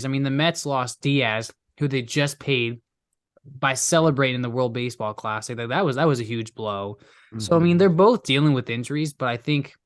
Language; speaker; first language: English; native; English